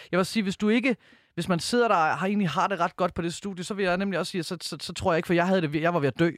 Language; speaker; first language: Danish; native; Danish